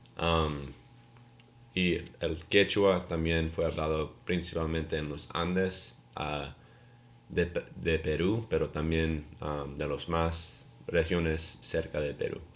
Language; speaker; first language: Spanish; non-native, learner; English